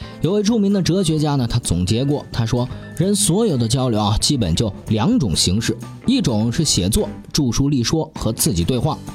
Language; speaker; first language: Chinese; native; Chinese